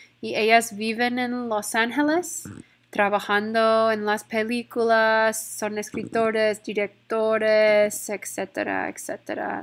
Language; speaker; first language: Spanish; non-native, fluent; English